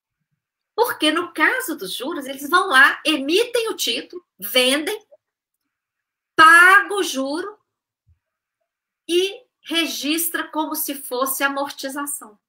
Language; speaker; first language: Portuguese; native; Portuguese